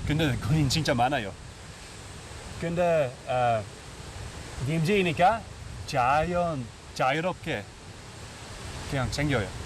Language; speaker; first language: Korean; non-native, learner; Dutch